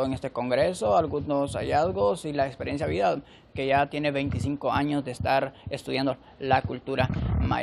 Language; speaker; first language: Spanish; native; Spanish